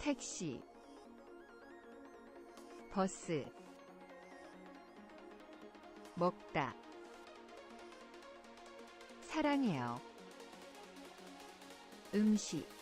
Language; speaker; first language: Korean; non-native, learner; English